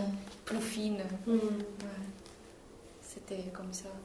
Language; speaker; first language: French; non-native, fluent; Italian